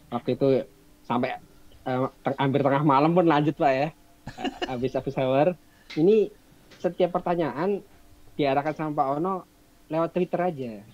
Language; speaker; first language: Indonesian; native; Indonesian